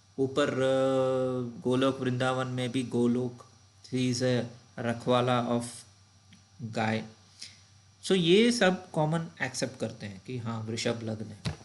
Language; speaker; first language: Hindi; non-native, local second language; Tamil